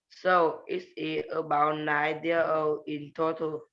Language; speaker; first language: English; non-native, learner; Vietnamese